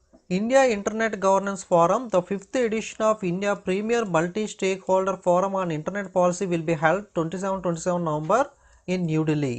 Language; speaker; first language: English; non-native, local second language; Telugu